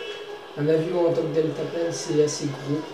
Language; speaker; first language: French; native; French